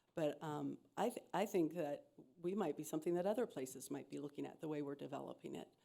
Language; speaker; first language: English; native; English